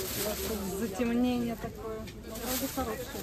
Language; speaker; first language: Russian; native; Russian